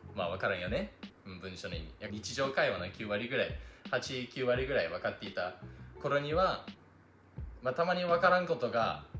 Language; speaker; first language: Japanese; non-native, fluent; English